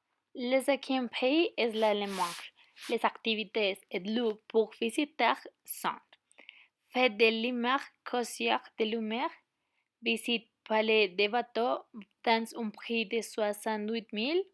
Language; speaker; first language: French; non-native, learner; Spanish